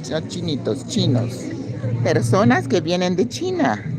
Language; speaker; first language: Spanish; non-native, learner; English